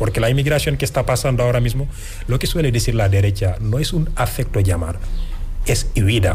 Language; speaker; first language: Spanish; non-native, fluent; Wolof